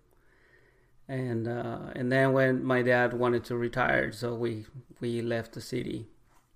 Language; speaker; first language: English; non-native, fluent; Spanish